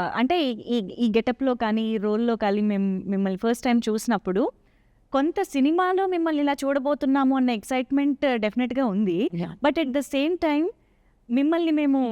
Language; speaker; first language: Telugu; native; Telugu